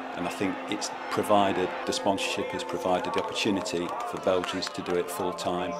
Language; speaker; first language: English; native; English